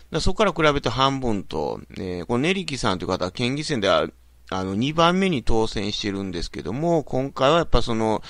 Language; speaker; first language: Japanese; native; Japanese